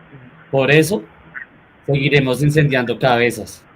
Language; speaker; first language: Spanish; native; Spanish